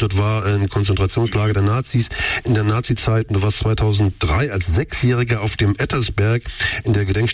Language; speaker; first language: German; native; German